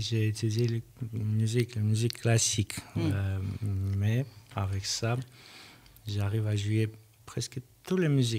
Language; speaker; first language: French; non-native, learner; Armenian